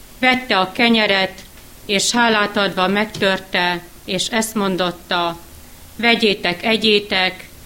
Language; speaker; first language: Hungarian; native; Hungarian